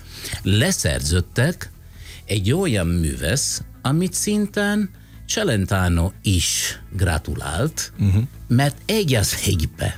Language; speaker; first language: Hungarian; non-native, fluent; Italian